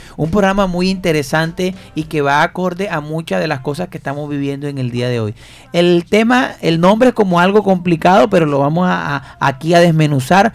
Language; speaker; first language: Spanish; native; Spanish